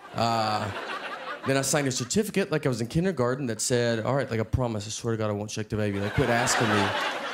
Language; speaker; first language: English; native; English